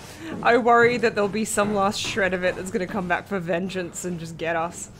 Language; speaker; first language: English; native; English